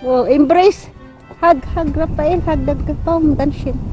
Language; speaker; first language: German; non-native, learner; Filipino